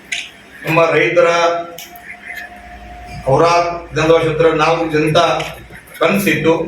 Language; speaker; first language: Kannada; non-native, local second language; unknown